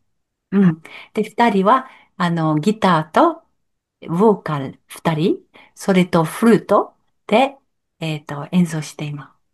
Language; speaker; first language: Japanese; non-native, learner; French